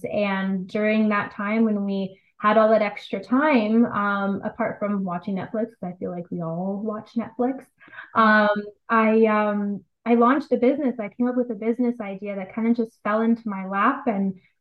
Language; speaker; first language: English; native; English